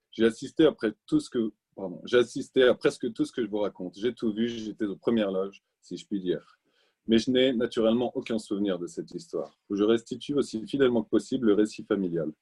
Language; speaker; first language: French; native; French